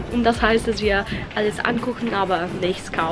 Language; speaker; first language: German; non-native, learner; English